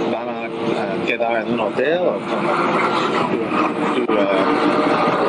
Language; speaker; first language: Spanish; non-native, learner; English